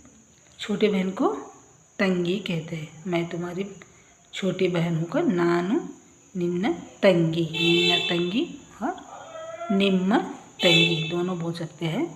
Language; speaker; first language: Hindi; non-native, local second language; Kannada